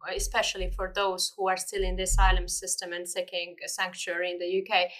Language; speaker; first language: English; non-native, fluent; Georgian